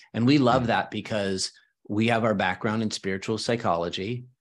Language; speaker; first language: English; early bilingual, other home language; Spanish